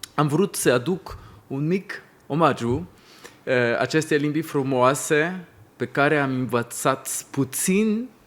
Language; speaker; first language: Romanian; non-native, learner; French